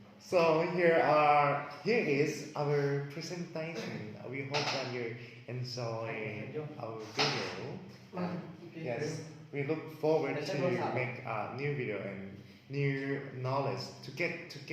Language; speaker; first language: English; non-native, learner; Thai